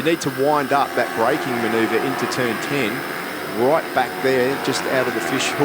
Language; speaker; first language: English; native; English